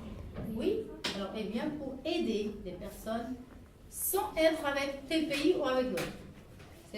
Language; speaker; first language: French; non-native, local second language; Arabic